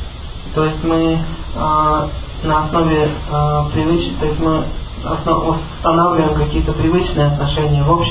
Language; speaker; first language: Russian; native; Russian